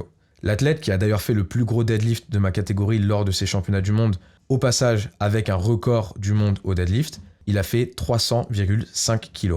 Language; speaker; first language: French; native; French